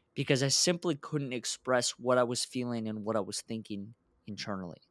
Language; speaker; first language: English; early bilingual, other home language; Russian